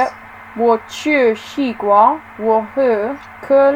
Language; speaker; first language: Chinese; non-native, learner; English